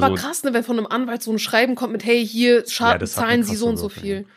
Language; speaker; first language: German; native; German